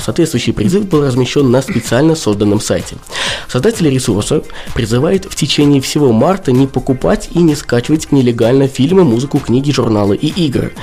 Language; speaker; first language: Russian; native; Russian